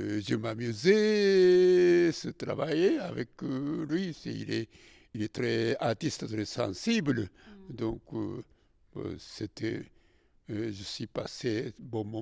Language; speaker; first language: French; non-native, fluent; Japanese